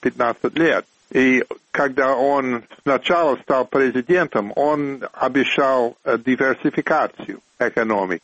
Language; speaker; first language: Russian; non-native, fluent; English